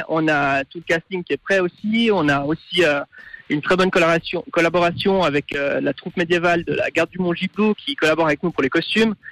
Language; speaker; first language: French; native; French